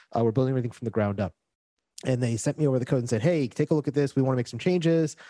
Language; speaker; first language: English; native; English